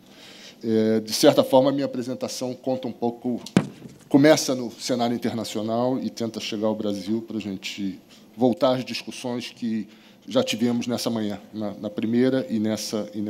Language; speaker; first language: Portuguese; native; Portuguese